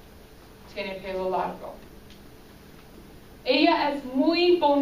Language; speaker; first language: Spanish; non-native, fluent; English